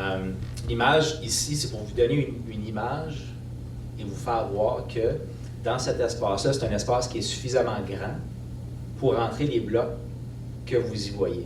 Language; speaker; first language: French; native; French